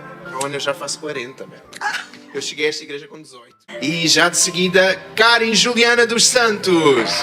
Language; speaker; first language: Portuguese; native; Portuguese